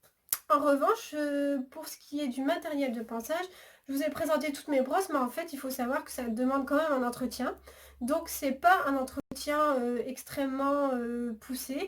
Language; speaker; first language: French; native; French